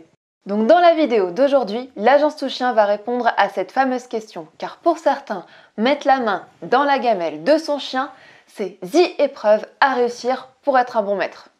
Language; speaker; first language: French; native; French